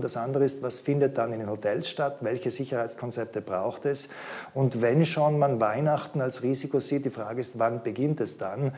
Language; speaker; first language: German; native; German